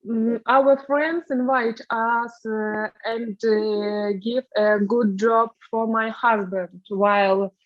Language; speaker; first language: English; non-native, learner; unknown